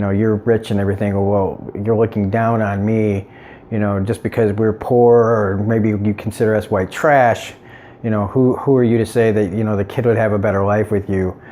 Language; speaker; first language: English; native; English